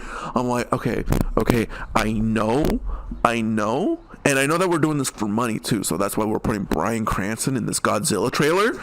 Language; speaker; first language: English; native; English